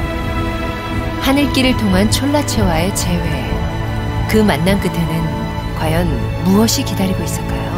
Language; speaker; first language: Korean; native; Korean